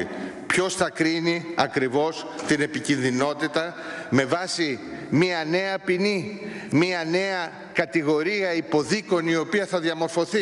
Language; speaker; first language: Greek; native; Greek